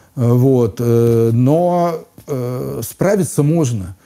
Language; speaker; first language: Russian; native; Russian